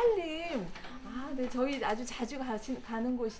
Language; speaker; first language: Korean; native; Korean